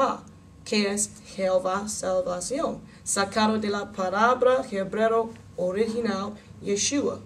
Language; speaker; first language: Spanish; non-native, learner; English